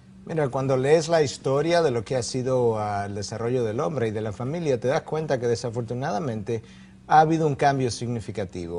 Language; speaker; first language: Spanish; native; Spanish